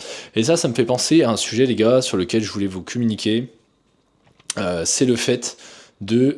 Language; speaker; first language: French; native; French